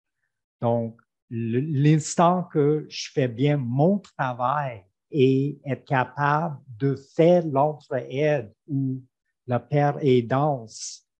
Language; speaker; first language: French; non-native, fluent; English